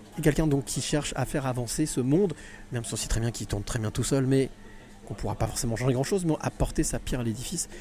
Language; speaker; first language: French; native; French